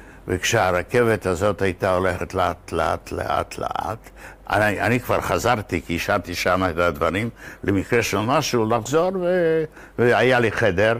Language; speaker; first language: Hebrew; non-native, fluent; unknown